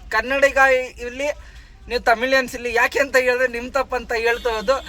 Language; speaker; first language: Kannada; non-native, learner; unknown